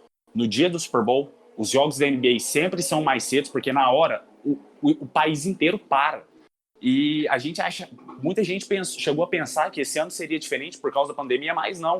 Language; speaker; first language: Portuguese; native; Portuguese